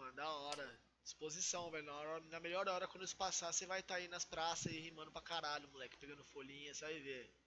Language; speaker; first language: Portuguese; native; Portuguese